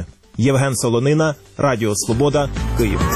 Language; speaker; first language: Ukrainian; native; Ukrainian